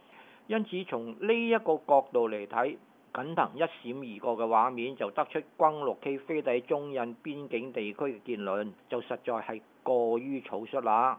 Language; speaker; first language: Chinese; non-native, local second language; Cantonese